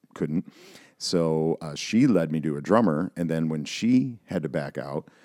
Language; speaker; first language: English; native; English